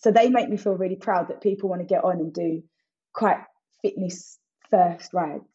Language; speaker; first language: English; native; English